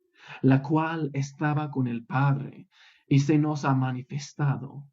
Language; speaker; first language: Spanish; non-native, fluent; English